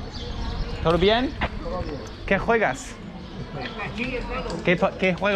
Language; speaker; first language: Spanish; non-native, fluent; English